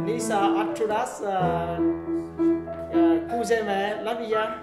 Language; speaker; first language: Latvian; non-native, learner; Vietnamese